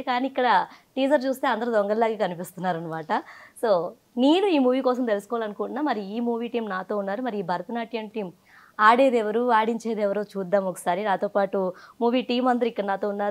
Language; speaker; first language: Telugu; native; Telugu